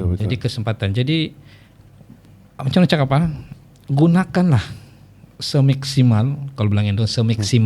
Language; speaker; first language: Malay; native; Malay